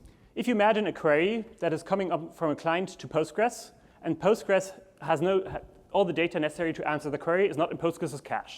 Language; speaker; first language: English; non-native, fluent; German